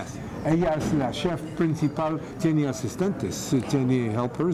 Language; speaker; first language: Spanish; non-native, fluent; English